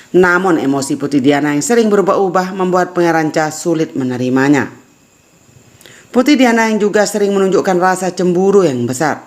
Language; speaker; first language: Indonesian; native; Indonesian